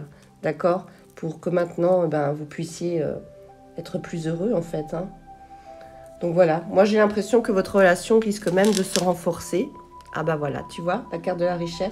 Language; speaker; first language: French; native; French